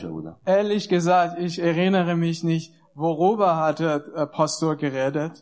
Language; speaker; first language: German; non-native, learner; Persian